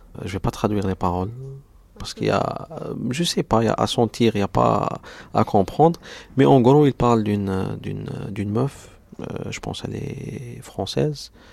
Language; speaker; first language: French; non-native, local second language; Arabic